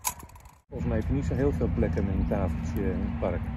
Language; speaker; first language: Dutch; native; Dutch